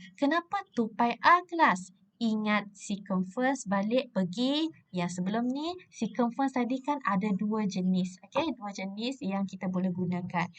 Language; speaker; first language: Malay; native; Malay